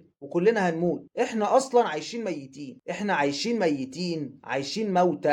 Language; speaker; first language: Arabic; native; Arabic